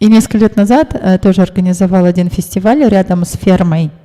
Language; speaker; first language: Russian; native; Russian